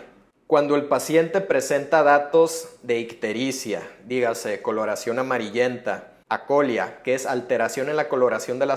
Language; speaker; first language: Spanish; native; Spanish